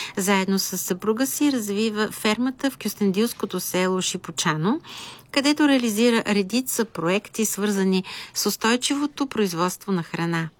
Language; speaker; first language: Bulgarian; native; Bulgarian